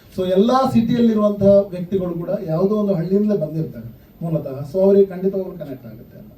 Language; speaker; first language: Kannada; non-native, local second language; Tulu